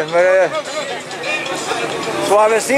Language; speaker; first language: Spanish; non-native, learner; English